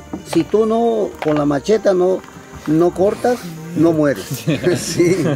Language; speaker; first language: Spanish; non-native, local second language; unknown